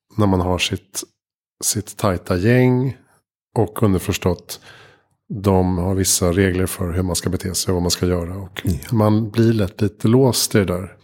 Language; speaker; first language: Swedish; native; Swedish